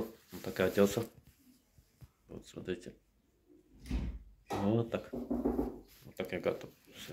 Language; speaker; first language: Russian; non-native, local second language; Azerbaijani